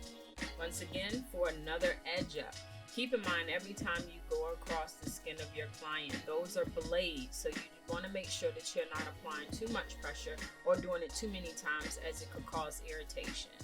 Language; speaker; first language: English; native; English